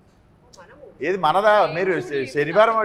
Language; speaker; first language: Telugu; native; Telugu